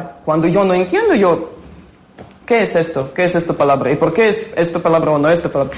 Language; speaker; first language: Spanish; non-native, learner; Ukrainian